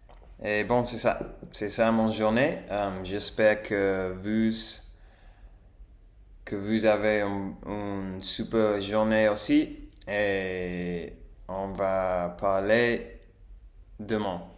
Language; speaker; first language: French; non-native, learner; English